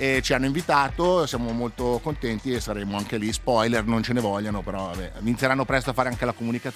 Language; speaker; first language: Italian; native; Italian